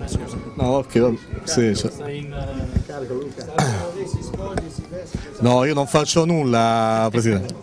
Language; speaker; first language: Italian; native; Italian